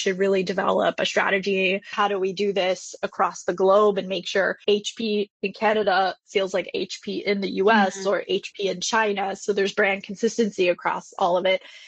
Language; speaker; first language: English; native; English